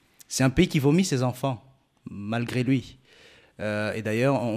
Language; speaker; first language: French; non-native, local second language; Malagasy